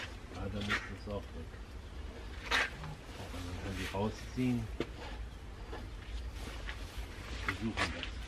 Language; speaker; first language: German; native; German